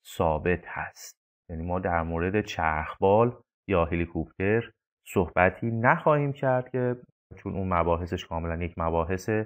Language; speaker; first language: Persian; native; Persian